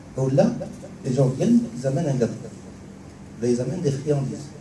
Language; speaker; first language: French; non-native, local second language; Arabic